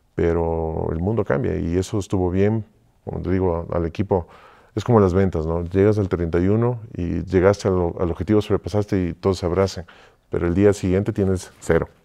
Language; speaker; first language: Spanish; native; Spanish